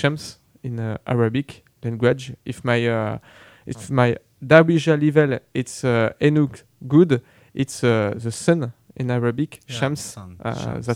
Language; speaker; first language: English; non-native, learner; French